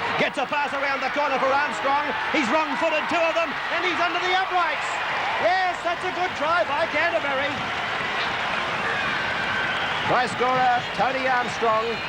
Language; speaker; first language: English; native; English